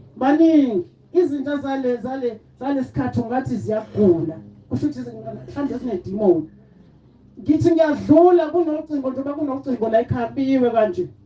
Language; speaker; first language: Zulu; native; Zulu